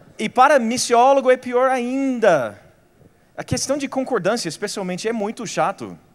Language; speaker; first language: Portuguese; non-native, fluent; English